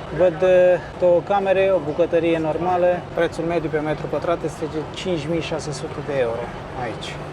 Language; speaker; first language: Romanian; native; Romanian